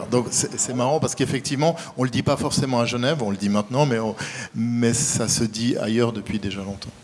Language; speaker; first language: French; native; French